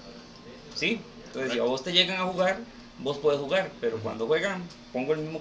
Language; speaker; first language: Spanish; native; Spanish